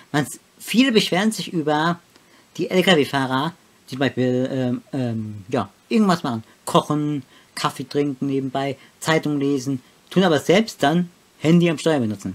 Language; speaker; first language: German; native; German